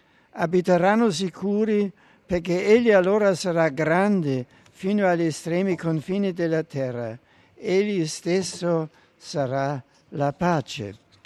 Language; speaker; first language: Italian; non-native, fluent; German